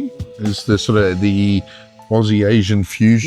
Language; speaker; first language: English; native; English